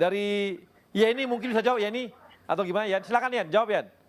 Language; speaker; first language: Indonesian; native; Indonesian